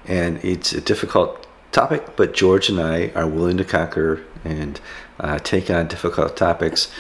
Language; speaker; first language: English; native; English